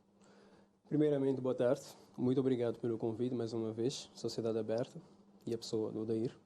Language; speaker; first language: Portuguese; non-native, local second language; Kabuverdianu